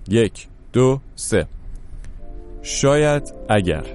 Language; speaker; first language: Persian; native; Persian